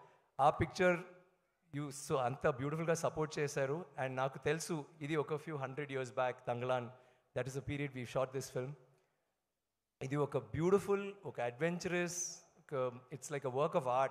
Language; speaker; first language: Telugu; non-native, learner; Tamil